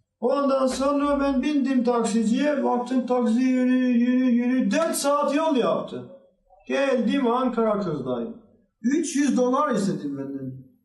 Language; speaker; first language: Turkish; non-native, learner; Albanian